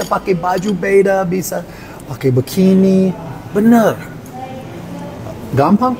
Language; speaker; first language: Indonesian; non-native, learner; English